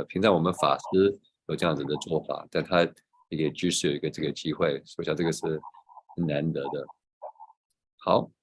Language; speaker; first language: Chinese; early bilingual, heritage; English